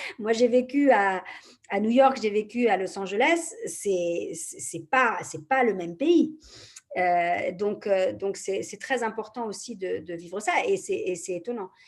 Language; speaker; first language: French; native; French